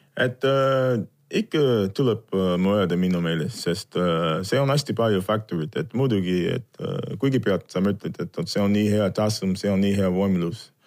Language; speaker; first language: Estonian; non-native, fluent; English